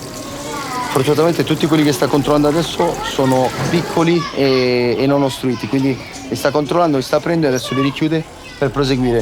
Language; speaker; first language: Italian; native; Italian